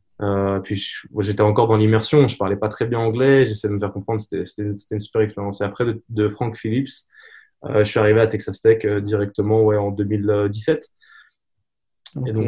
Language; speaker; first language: French; native; French